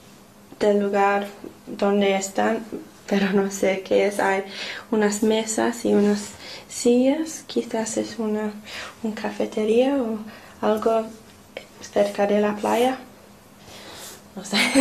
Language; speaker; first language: Spanish; non-native, learner; English